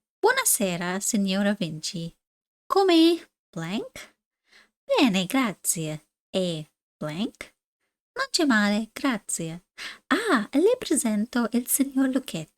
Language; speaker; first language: Italian; non-native, fluent; English